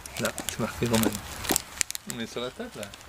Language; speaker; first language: French; native; French